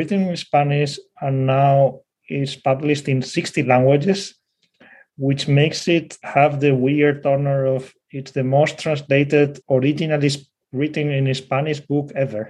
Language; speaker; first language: English; non-native, fluent; Spanish